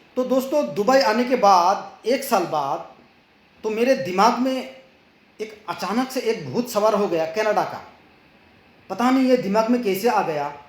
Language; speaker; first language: Hindi; non-native, local second language; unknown